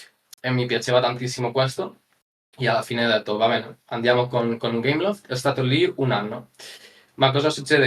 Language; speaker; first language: Italian; non-native, learner; Spanish